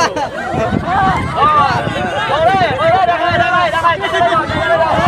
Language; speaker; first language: Vietnamese; non-native, local second language; Hmong